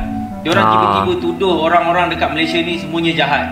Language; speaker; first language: Malay; native; Malay